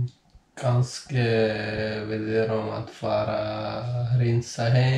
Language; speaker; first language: Icelandic; non-native, learner; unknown